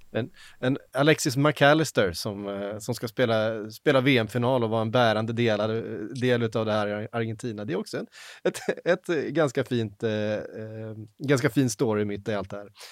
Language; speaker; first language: Swedish; native; Swedish